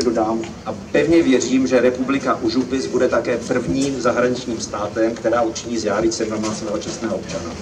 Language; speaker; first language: Czech; native; Czech